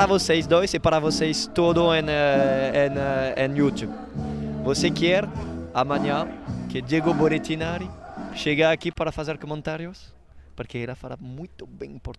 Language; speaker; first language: Portuguese; non-native, learner; Italian